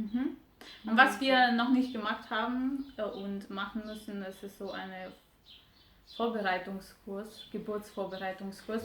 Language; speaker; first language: German; non-native, fluent; Romanian